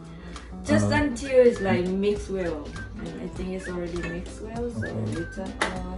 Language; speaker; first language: English; non-native, learner; Thai